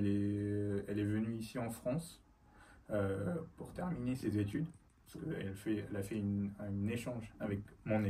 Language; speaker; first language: French; early bilingual, other home language; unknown